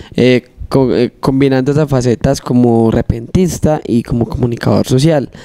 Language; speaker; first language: Spanish; native; Spanish